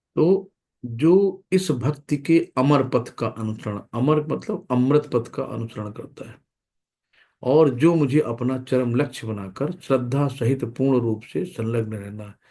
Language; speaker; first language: Hindi; native; Hindi